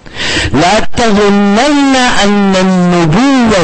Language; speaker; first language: Arabic; native; Arabic